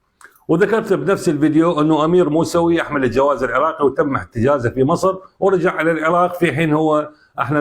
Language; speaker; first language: Arabic; native; Arabic